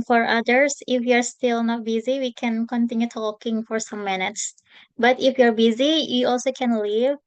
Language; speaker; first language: English; non-native, fluent; Indonesian